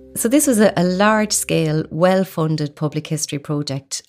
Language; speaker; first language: English; native; English